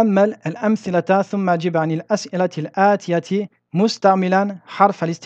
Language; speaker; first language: Arabic; non-native, fluent; French